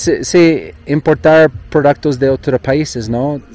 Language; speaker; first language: Spanish; non-native, learner; English